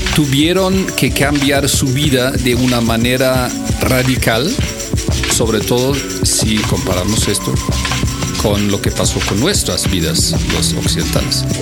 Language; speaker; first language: Spanish; non-native, fluent; German